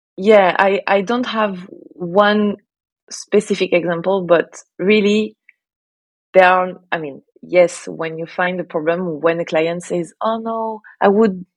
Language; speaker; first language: English; non-native, fluent; French